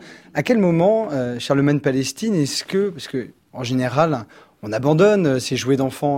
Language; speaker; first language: French; native; French